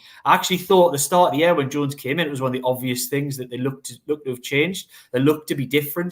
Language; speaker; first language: English; native; English